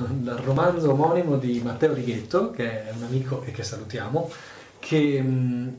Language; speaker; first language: Italian; native; Italian